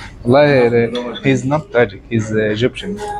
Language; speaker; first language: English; non-native, fluent; Arabic